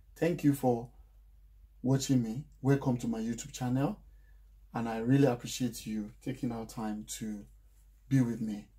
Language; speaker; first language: English; non-native, local second language; Yoruba